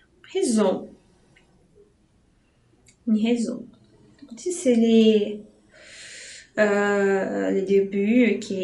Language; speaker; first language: French; non-native, fluent; Portuguese